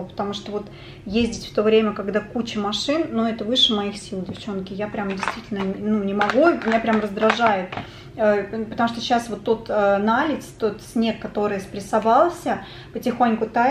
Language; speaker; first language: Russian; native; Russian